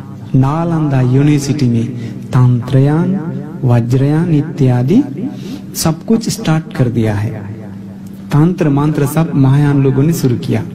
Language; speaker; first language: Hindi; non-native, fluent; Sinhala